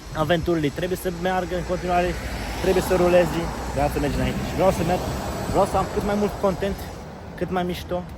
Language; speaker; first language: Romanian; native; Romanian